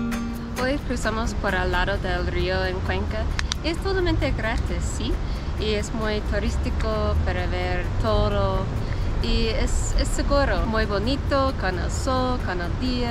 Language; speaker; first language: Spanish; non-native, learner; English